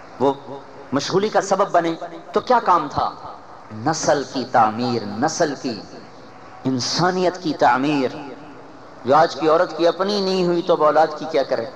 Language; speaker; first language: Urdu; non-native, local second language; Punjabi